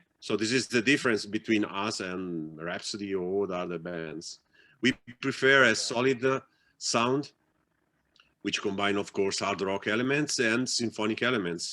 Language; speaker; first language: English; non-native, fluent; Italian